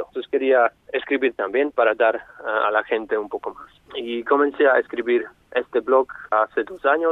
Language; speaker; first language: Spanish; non-native, fluent; Slovak